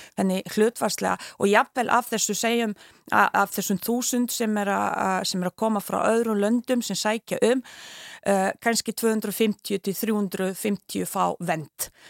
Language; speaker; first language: Icelandic; non-native, fluent; Bosnian